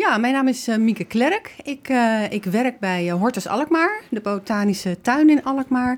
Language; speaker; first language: Dutch; native; Dutch